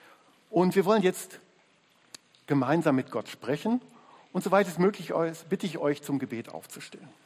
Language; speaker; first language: German; native; German